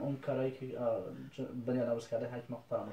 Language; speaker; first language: Persian; non-native, local second language; Kurdish